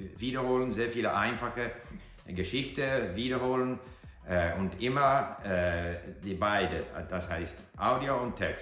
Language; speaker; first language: German; non-native, learner; English